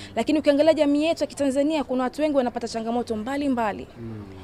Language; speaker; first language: Swahili; native; Swahili